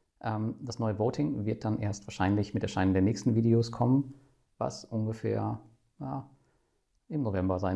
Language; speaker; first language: German; native; German